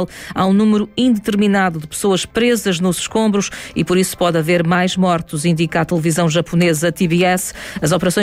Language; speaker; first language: Portuguese; native; Portuguese